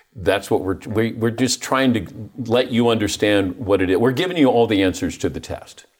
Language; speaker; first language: English; native; English